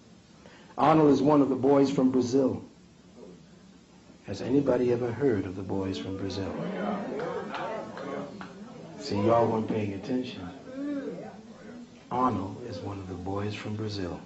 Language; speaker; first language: English; native; English